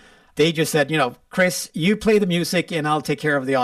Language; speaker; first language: English; non-native, fluent; Swedish